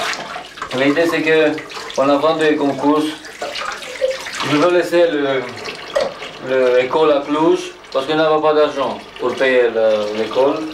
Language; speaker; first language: French; non-native, learner; Romanian